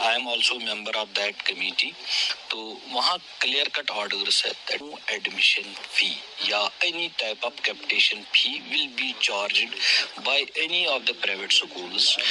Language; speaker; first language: Urdu; non-native, local second language; Kashmiri